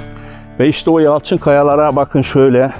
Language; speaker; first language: Turkish; native; Turkish